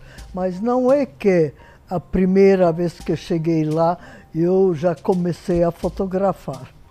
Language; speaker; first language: Portuguese; non-native, fluent; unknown